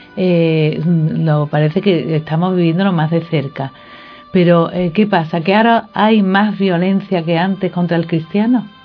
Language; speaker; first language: Spanish; non-native, fluent; Polish